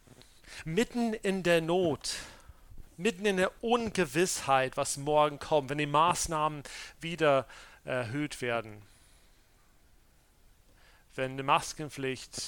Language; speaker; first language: German; non-native, fluent; English